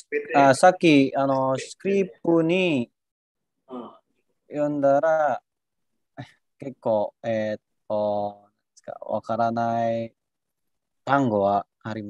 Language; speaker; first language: Japanese; non-native, learner; Indonesian